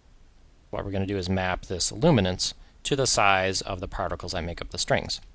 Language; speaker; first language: English; native; English